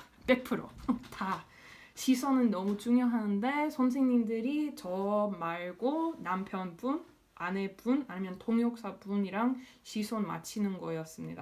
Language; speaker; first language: Korean; non-native, fluent; English